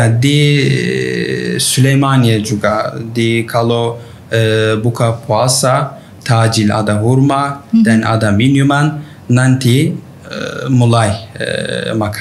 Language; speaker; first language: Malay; non-native, learner; Turkish